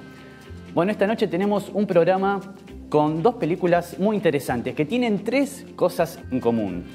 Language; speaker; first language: Spanish; native; Spanish